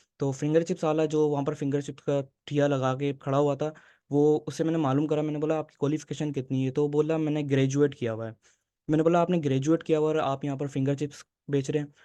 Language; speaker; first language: Urdu; native; Urdu